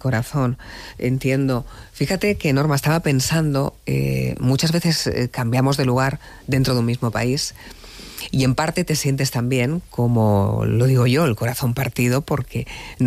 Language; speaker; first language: Spanish; native; Spanish